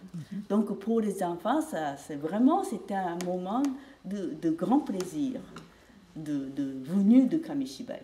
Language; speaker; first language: French; non-native, fluent; Japanese